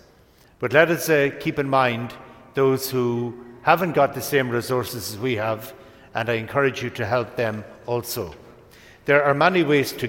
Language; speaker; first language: English; native; English